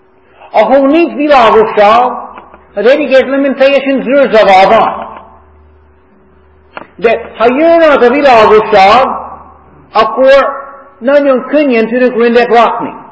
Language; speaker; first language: Hungarian; non-native, fluent; English